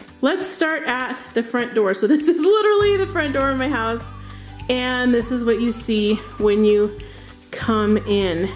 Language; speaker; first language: English; native; English